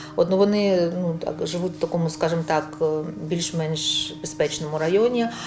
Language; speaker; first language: Ukrainian; non-native, local second language; Russian